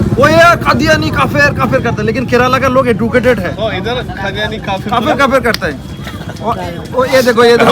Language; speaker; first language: Hindi; non-native, local second language; Bangla